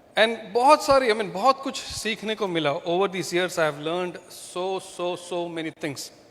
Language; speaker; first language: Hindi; non-native, local second language; Malayalam